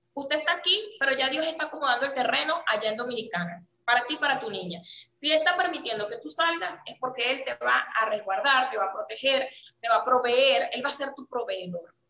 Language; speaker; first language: Spanish; native; Spanish